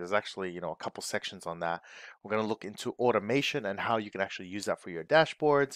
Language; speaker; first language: English; native; English